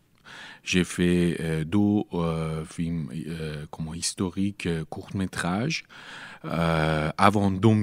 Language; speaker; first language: French; non-native, learner; Persian